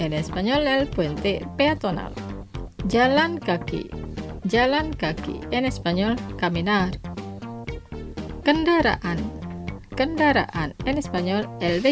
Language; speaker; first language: Spanish; non-native, fluent; Indonesian